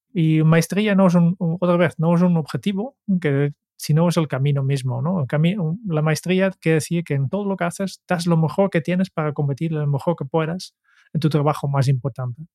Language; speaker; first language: Spanish; non-native, fluent; Dutch